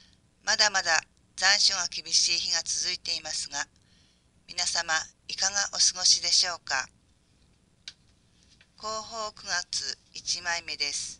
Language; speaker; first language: Japanese; native; Japanese